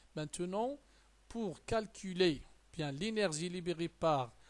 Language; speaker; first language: French; non-native, local second language; Arabic